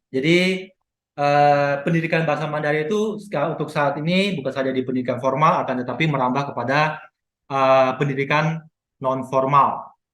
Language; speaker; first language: Indonesian; native; Indonesian